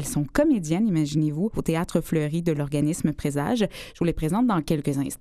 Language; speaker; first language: French; native; French